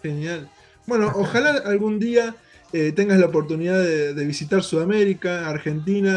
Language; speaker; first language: Spanish; native; Spanish